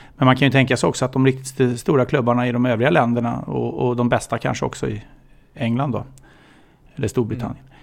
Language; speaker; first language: Swedish; native; Swedish